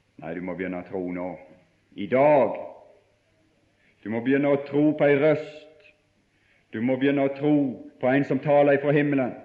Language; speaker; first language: Norwegian; native; Norwegian